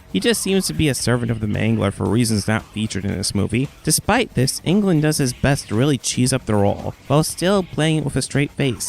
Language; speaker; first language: English; native; English